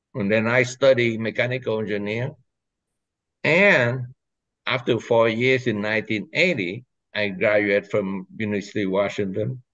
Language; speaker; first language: English; non-native, fluent; Vietnamese